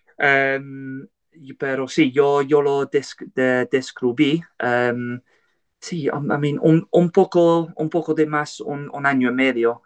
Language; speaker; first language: Spanish; non-native, learner; English